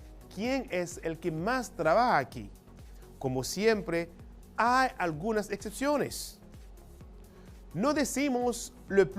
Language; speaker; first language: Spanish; non-native, fluent; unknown